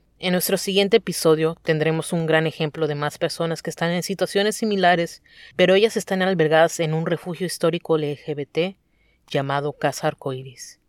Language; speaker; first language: Spanish; native; Spanish